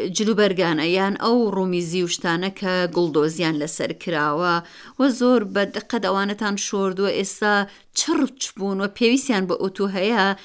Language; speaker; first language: Central Kurdish; native; Central Kurdish